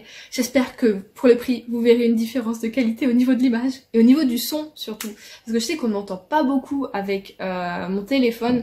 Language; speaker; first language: French; native; French